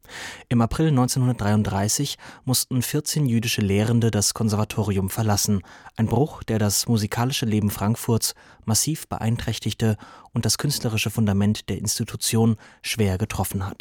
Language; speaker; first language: German; native; German